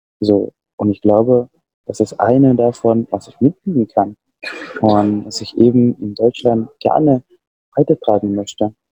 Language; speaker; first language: German; non-native, fluent; Sundanese